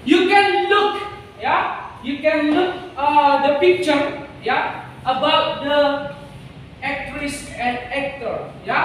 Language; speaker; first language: English; non-native, learner; Indonesian